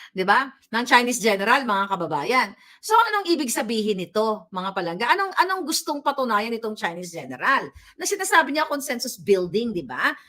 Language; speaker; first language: Filipino; non-native, local second language; Cebuano